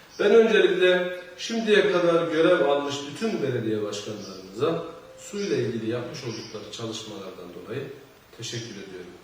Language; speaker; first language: Turkish; native; Turkish